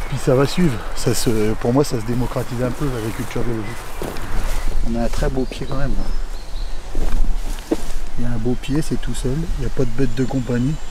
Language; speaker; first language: French; native; French